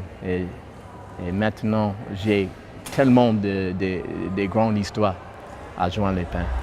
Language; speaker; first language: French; non-native, fluent; English